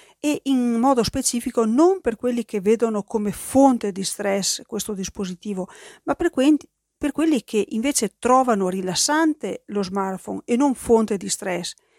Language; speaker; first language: Italian; native; Italian